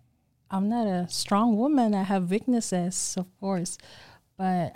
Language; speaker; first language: English; non-native, local second language; Filipino